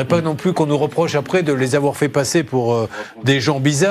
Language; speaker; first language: French; native; French